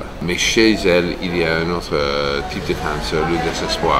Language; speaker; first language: French; non-native, fluent; English